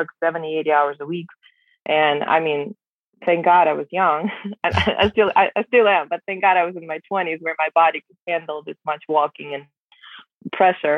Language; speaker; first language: English; non-native, fluent; Russian